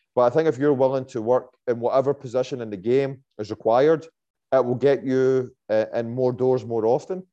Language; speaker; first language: English; native; English